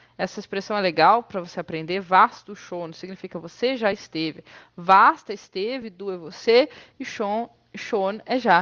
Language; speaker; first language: Portuguese; native; Portuguese